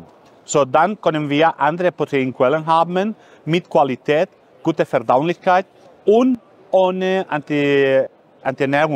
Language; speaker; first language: German; non-native, fluent; Spanish